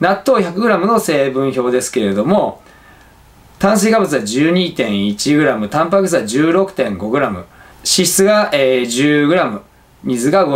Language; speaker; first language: Japanese; native; Japanese